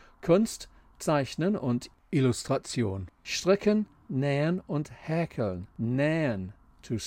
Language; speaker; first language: German; non-native, fluent; English